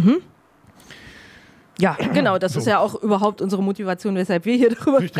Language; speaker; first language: German; native; German